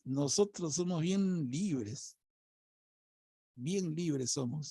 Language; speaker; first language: Spanish; native; Spanish